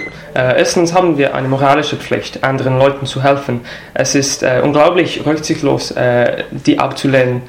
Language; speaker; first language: German; non-native, fluent; English